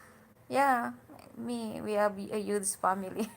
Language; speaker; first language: English; non-native, learner; Hiligaynon